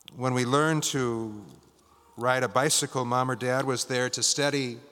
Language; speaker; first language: English; native; English